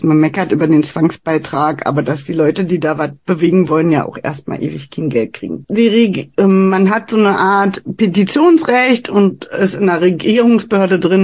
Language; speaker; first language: German; native; German